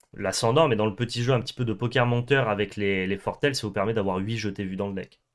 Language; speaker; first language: French; native; French